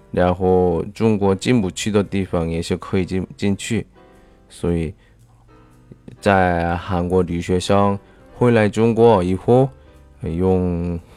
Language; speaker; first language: Chinese; non-native, fluent; Korean